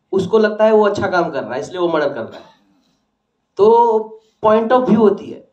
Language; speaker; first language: Hindi; non-native, local second language; Odia